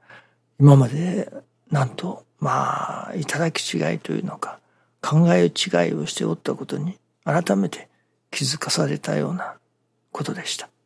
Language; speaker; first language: Japanese; native; Japanese